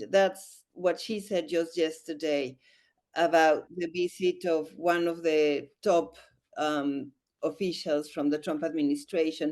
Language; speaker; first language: English; non-native, fluent; Spanish